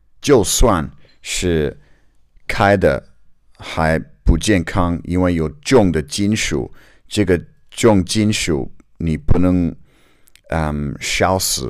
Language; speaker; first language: Chinese; non-native, learner; English